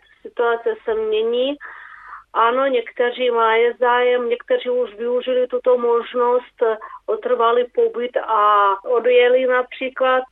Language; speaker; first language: Czech; early bilingual, heritage; Czech